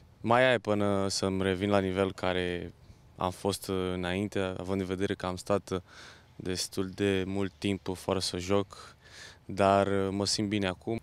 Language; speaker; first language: Romanian; non-native, fluent; Portuguese